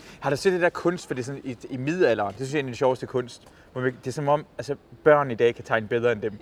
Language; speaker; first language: Danish; early bilingual, other home language; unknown